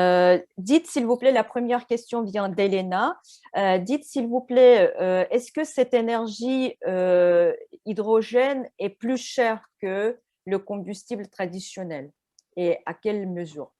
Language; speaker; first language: French; non-native, fluent; Russian